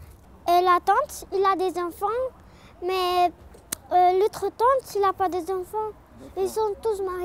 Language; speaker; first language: French; early bilingual, other home language; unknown